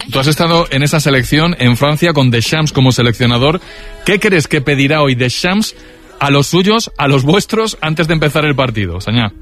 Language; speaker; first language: Spanish; native; Spanish